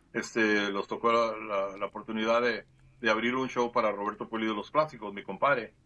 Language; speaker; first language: Spanish; early bilingual, heritage; Spanish